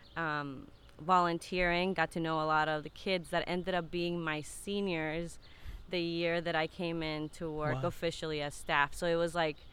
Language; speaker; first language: English; non-native, fluent; Spanish